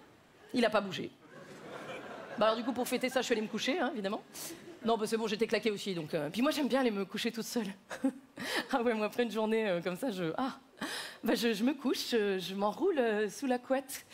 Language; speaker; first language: French; native; French